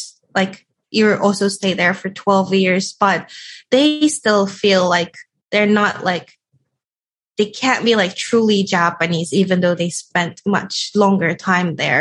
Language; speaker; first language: English; non-native, fluent; Japanese